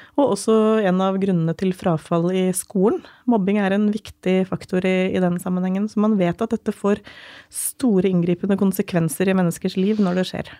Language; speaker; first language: Norwegian; native; Norwegian